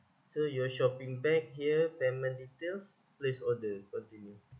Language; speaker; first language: English; non-native, local second language; Malay